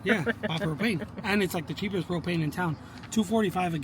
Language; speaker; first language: English; native; English